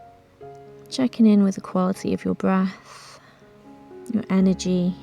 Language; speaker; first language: English; native; English